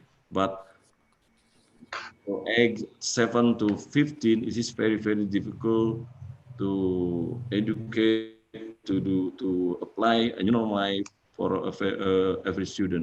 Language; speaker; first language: English; non-native, fluent; Indonesian